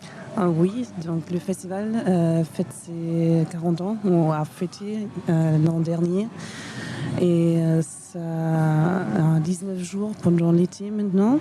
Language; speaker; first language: French; non-native, fluent; German